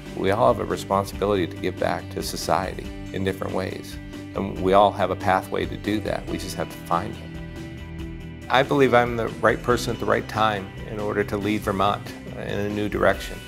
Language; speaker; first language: English; native; English